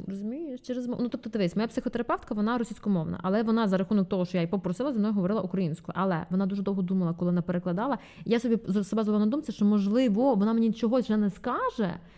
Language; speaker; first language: Ukrainian; non-native, local second language; Russian